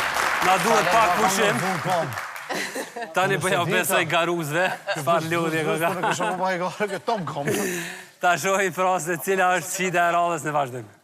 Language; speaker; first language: Albanian; native; Albanian